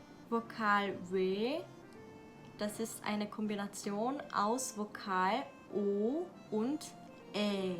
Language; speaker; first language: German; non-native, learner; Korean